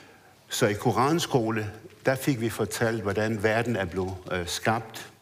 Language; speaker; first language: Danish; early bilingual, other home language; Arabic